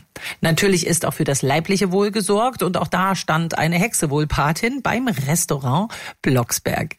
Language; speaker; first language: German; native; German